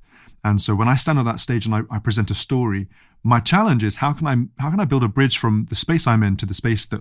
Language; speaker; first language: English; native; English